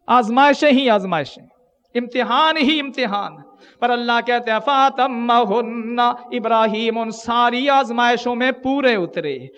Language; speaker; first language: Urdu; non-native, local second language; Punjabi